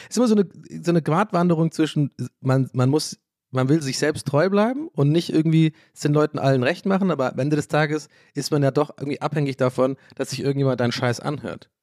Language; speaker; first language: German; native; German